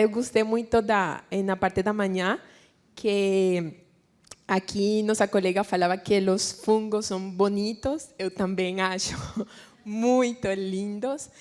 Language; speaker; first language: Portuguese; non-native, fluent; Spanish